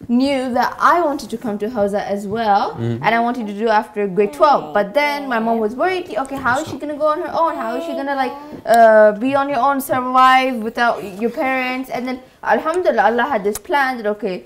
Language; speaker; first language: English; native; English